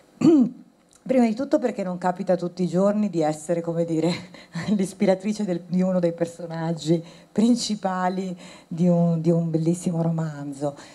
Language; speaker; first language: Italian; early bilingual, other home language; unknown